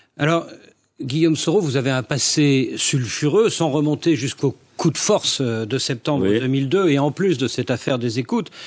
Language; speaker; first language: French; native; French